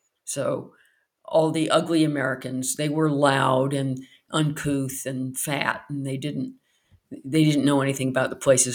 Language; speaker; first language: English; native; English